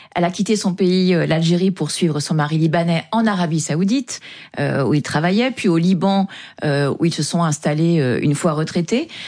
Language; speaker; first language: French; native; French